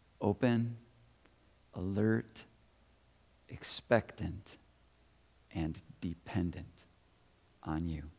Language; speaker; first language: English; native; English